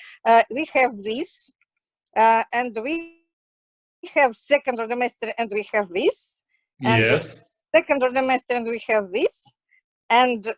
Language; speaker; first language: English; non-native, learner; Russian